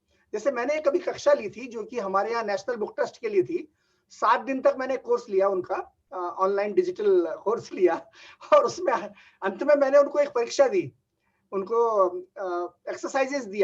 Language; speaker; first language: Hindi; native; Hindi